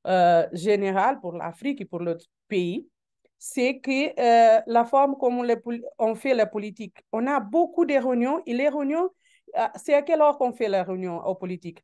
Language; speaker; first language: French; non-native, learner; Portuguese